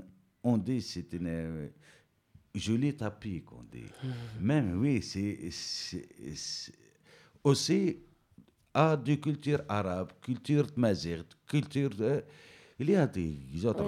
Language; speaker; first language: French; non-native, learner; Berber languages